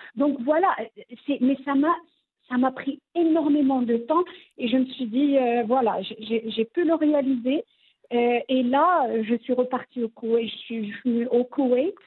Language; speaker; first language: French; non-native, local second language; Arabic